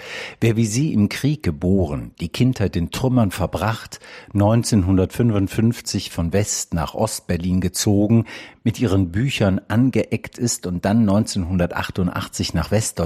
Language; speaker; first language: German; native; German